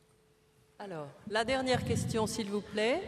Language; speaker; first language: French; native; French